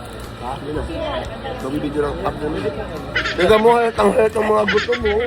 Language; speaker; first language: Filipino; native; Filipino